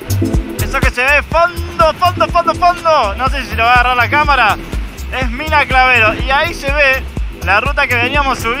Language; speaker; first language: Spanish; native; Spanish